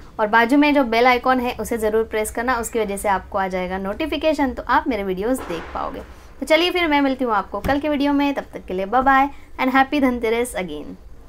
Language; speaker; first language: Hindi; non-native, local second language; Marathi